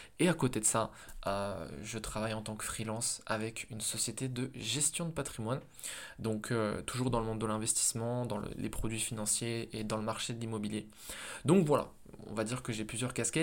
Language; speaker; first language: French; native; French